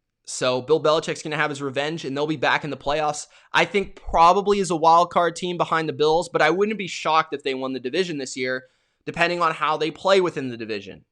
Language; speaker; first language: English; native; English